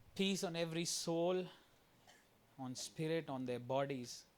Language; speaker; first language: English; non-native, local second language; Hindi